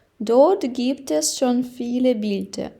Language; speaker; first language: German; non-native, fluent; Ukrainian